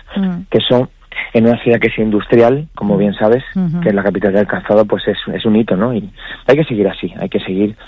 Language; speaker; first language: Spanish; native; Spanish